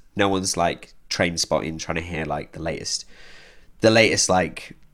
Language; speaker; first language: English; native; English